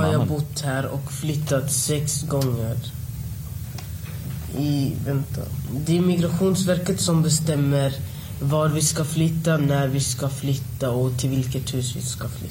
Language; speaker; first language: Swedish; early bilingual, other home language; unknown